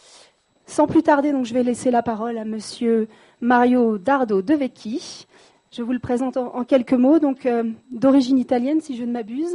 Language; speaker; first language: French; native; French